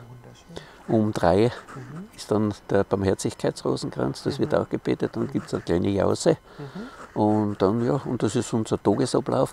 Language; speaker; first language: German; native; German